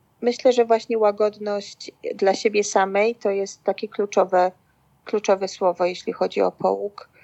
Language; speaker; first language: Polish; native; Polish